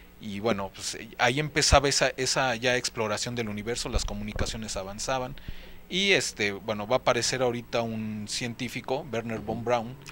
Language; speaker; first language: Spanish; native; Spanish